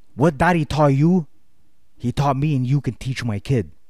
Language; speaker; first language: English; native; English